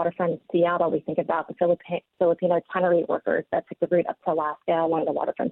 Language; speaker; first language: English; native; English